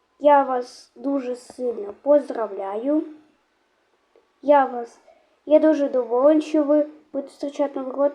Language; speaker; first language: Ukrainian; non-native, local second language; Russian